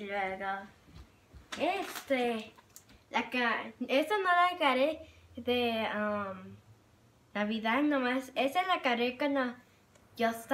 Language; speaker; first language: Spanish; early bilingual, heritage; Spanish